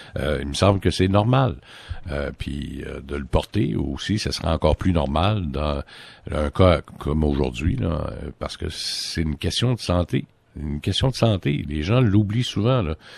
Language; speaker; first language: French; native; French